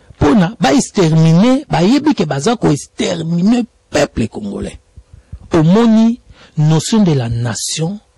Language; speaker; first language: Lingala; non-native, local second language; Kongo